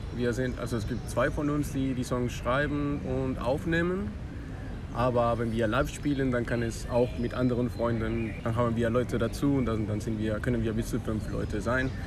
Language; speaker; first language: German; non-native, fluent; Spanish